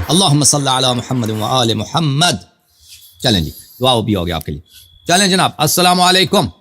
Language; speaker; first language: Urdu; non-native, fluent; Persian